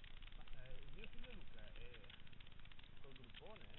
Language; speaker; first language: Italian; native; Italian